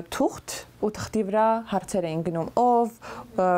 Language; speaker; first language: Armenian; native; Armenian